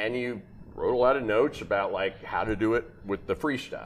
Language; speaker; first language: English; native; English